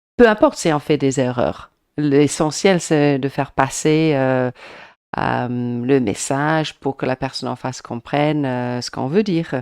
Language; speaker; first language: French; non-native, fluent; English